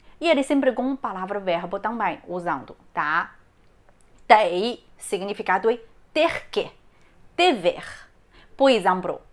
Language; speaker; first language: Portuguese; non-native, learner; Chinese